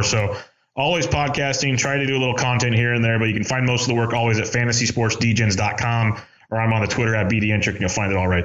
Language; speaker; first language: English; native; English